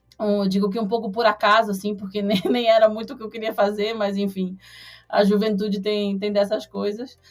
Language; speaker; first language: Portuguese; native; Portuguese